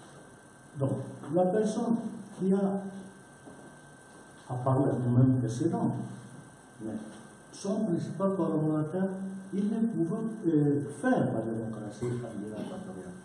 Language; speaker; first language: French; non-native, learner; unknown